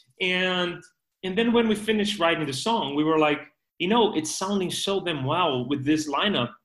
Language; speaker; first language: English; non-native, fluent; Portuguese